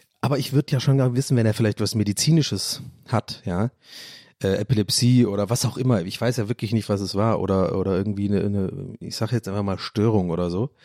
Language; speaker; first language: German; non-native, fluent; English